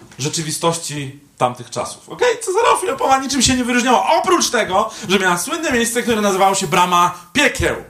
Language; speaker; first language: Polish; native; Polish